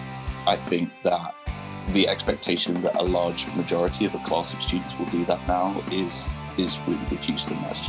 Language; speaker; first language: English; non-native, local second language; French